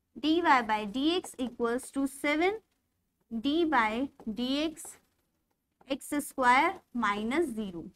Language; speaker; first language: Hindi; native; Hindi